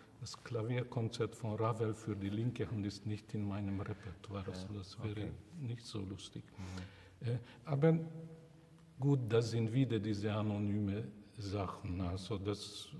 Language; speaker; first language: German; non-native, fluent; Hungarian